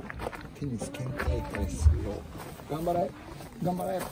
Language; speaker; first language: Japanese; native; Japanese